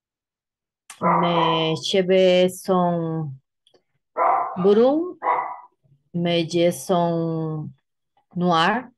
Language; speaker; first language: French; non-native, learner; Spanish